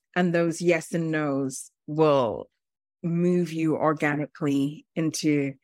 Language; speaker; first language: English; native; English